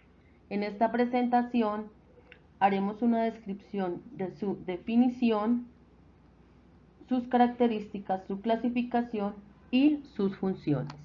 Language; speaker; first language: Spanish; native; Spanish